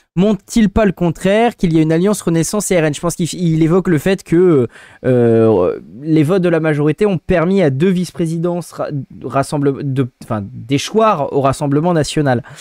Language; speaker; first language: French; native; French